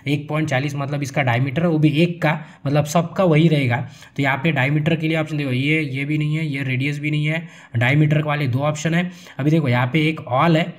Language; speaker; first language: Hindi; non-native, local second language; Marathi